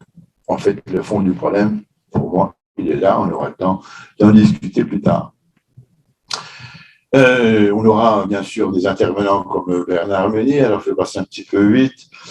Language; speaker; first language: French; native; French